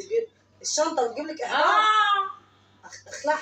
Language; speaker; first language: Arabic; native; Arabic